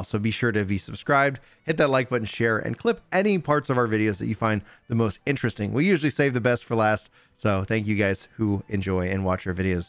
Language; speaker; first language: English; native; English